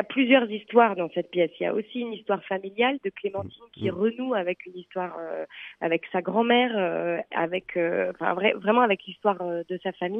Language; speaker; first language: French; native; French